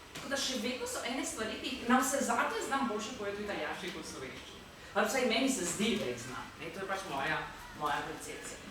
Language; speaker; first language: Slovenian; native; Slovenian